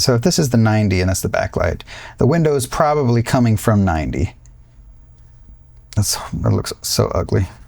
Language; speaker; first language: English; native; English